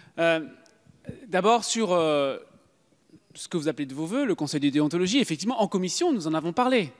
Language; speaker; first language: French; native; French